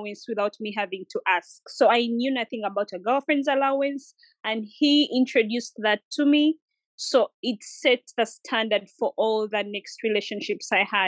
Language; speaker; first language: English; non-native, local second language; Ganda